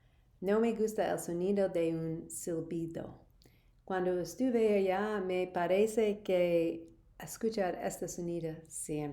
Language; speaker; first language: Spanish; non-native, learner; English